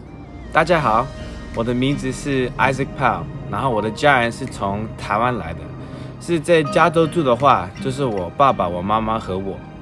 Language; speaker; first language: Chinese; early bilingual, heritage; English